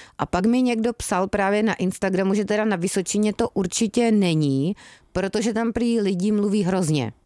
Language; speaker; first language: Czech; native; Czech